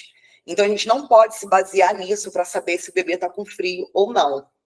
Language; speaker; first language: Portuguese; native; Portuguese